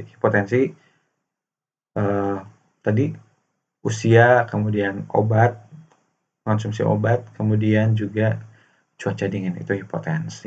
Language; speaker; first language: Indonesian; native; Indonesian